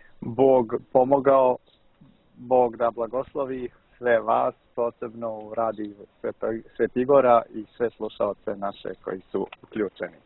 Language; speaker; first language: Serbian; early bilingual, heritage; Serbian